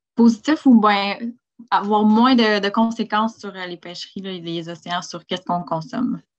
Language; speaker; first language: French; native; French